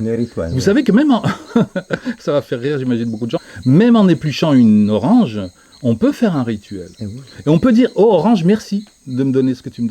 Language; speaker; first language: French; native; French